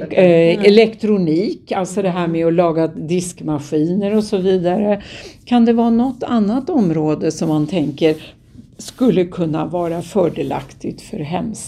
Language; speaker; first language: Swedish; native; Swedish